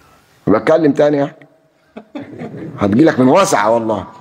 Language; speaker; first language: Arabic; native; Arabic